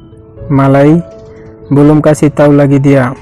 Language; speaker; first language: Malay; non-native, learner; Bangla